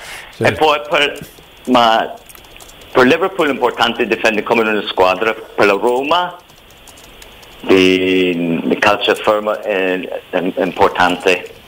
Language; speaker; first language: Italian; non-native, fluent; English